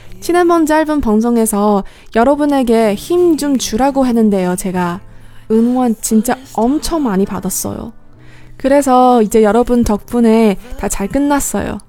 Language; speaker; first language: Korean; non-native, fluent; Chinese